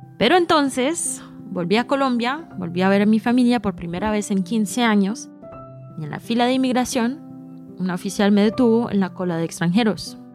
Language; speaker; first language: Spanish; early bilingual, heritage; Spanish